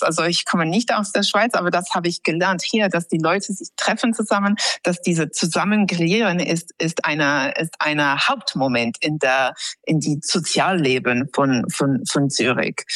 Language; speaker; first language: German; non-native, fluent; English